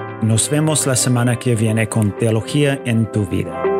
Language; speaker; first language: Spanish; non-native, fluent; English